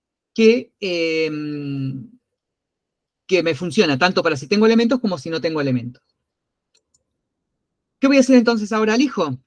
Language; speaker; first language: Spanish; native; Spanish